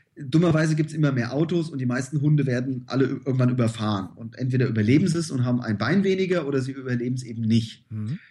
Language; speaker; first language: German; native; German